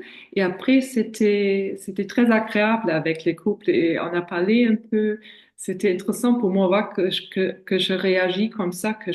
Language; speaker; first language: French; non-native, fluent; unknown